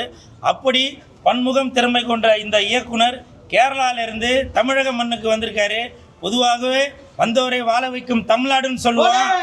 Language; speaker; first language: Tamil; native; Tamil